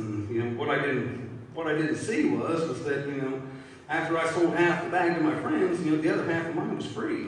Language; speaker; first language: English; native; English